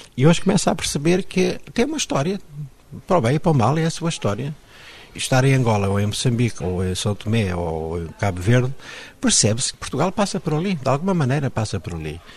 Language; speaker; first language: Portuguese; native; Portuguese